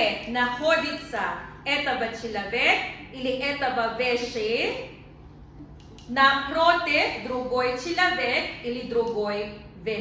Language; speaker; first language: Russian; non-native, learner; Filipino